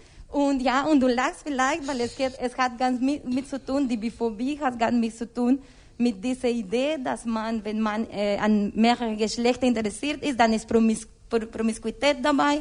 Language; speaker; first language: German; non-native, learner; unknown